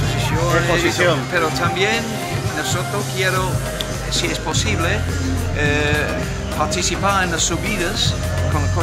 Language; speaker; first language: Spanish; non-native, learner; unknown